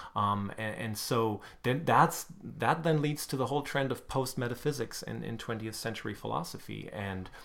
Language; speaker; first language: English; non-native, fluent; German